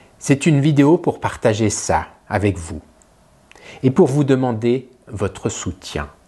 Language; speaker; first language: French; native; French